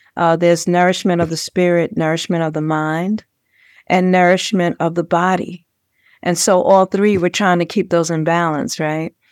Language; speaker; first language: English; native; English